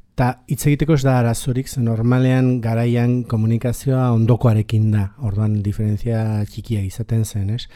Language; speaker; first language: Basque; native; Basque